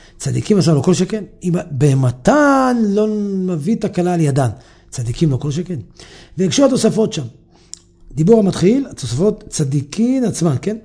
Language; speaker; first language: Hebrew; native; Hebrew